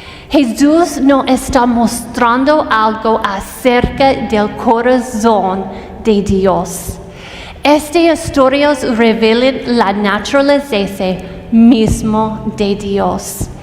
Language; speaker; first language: Spanish; non-native, fluent; English